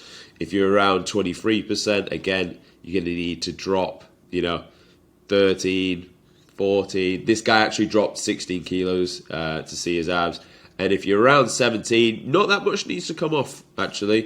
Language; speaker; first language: English; native; English